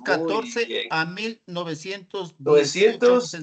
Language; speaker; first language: Spanish; native; Spanish